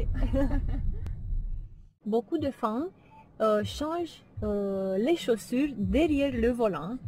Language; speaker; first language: French; non-native, fluent; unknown